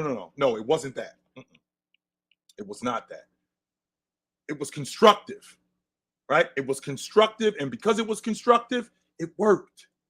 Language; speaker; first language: English; native; English